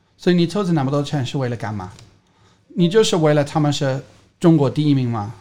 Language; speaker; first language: Chinese; non-native, fluent; English